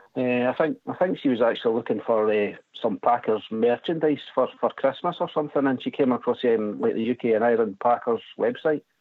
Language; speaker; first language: English; native; English